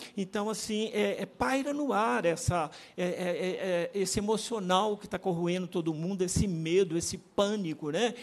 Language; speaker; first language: Portuguese; native; Portuguese